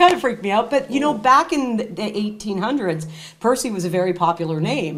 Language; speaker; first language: English; native; English